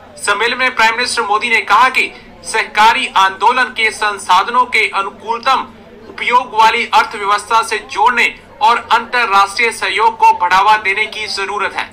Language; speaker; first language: Hindi; native; Hindi